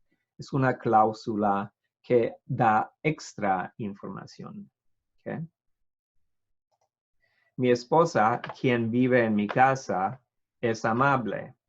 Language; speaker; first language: Spanish; non-native, fluent; English